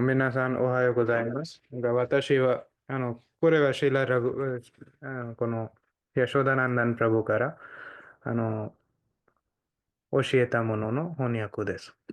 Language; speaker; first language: Japanese; non-native, fluent; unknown